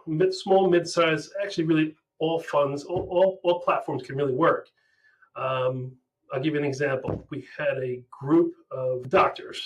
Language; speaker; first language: English; native; English